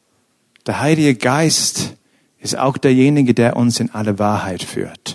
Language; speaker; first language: German; non-native, fluent; English